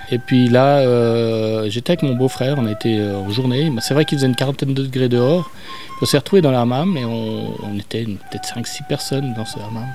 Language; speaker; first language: French; native; French